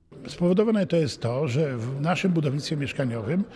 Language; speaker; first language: Polish; native; Polish